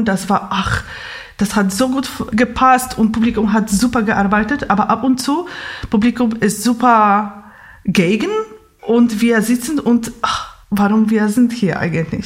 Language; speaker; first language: German; non-native, fluent; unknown